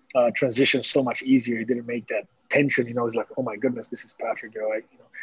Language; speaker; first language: English; non-native, fluent; Slovak